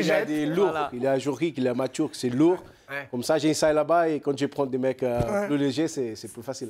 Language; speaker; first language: French; non-native, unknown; Portuguese